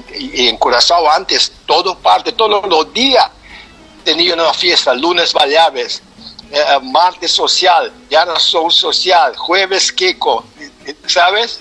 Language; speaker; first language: Spanish; non-native, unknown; Papiamento